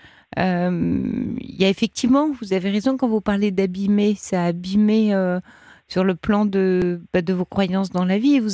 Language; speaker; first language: French; native; French